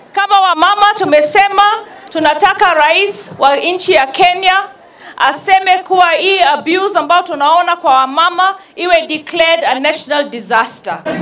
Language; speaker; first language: Swahili; native; Swahili